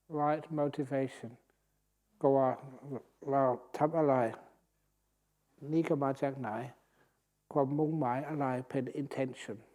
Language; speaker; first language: Thai; non-native, fluent; English